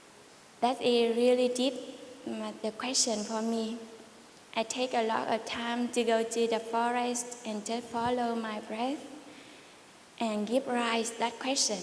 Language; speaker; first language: English; non-native, learner; Vietnamese